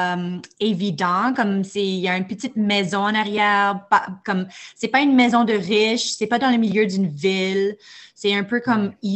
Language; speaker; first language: French; non-native, fluent; English